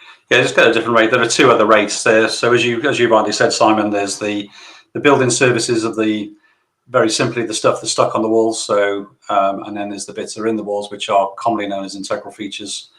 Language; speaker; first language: English; native; English